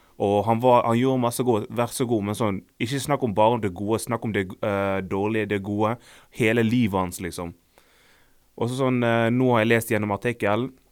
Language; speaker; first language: Norwegian; early bilingual, other home language; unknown